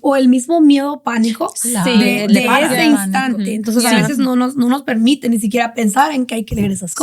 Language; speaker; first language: Spanish; native; Spanish